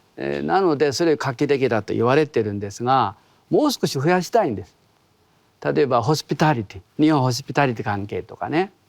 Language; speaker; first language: Japanese; non-native, fluent; Korean